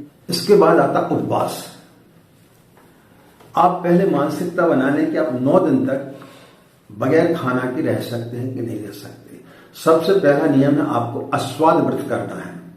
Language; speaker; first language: Hindi; native; Hindi